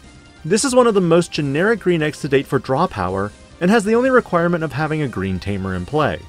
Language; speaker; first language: English; native; English